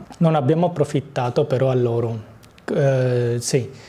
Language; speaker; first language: Italian; early bilingual, other home language; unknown